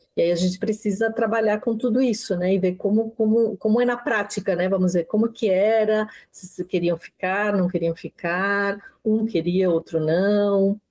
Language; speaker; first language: Portuguese; non-native, fluent; Spanish